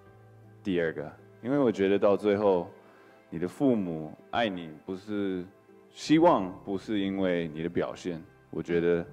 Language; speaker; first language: Chinese; early bilingual, heritage; English